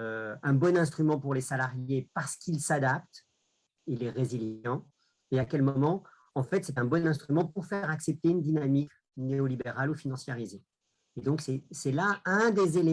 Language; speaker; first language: French; native; French